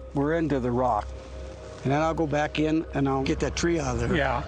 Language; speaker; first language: English; native; English